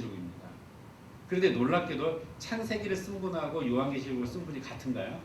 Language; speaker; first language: Korean; native; Korean